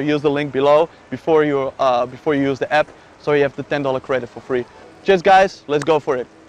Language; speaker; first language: English; non-native, fluent; Dutch